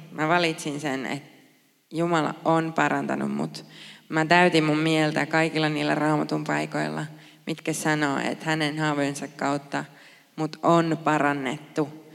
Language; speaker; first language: Finnish; native; Finnish